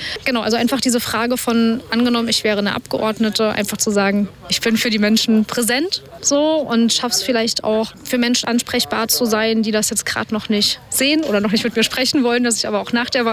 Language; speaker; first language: German; native; German